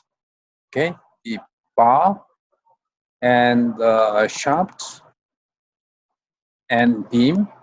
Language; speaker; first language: English; non-native, fluent; Korean